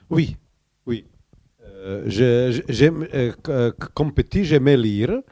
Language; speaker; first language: French; non-native, learner; Croatian